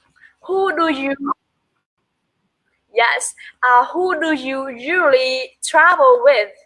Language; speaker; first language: English; non-native, learner; Vietnamese